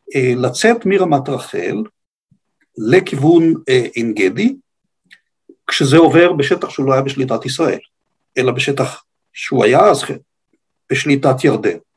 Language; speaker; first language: Hebrew; native; Hebrew